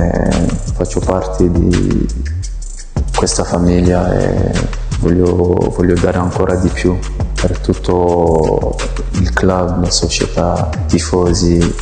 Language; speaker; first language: Italian; non-native, fluent; French